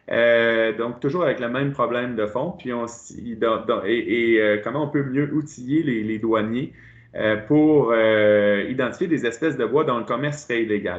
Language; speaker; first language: French; native; French